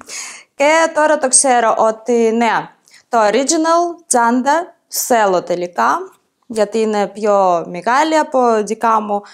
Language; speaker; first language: Greek; non-native, fluent; Ukrainian